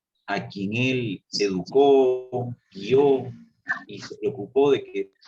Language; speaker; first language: Spanish; native; Spanish